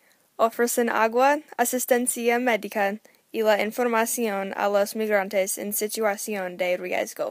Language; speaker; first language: Spanish; non-native, learner; English